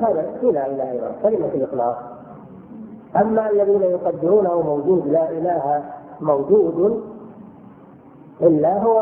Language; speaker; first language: Arabic; native; Arabic